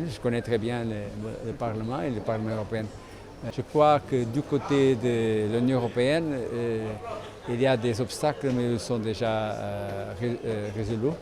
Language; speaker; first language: French; non-native, fluent; Spanish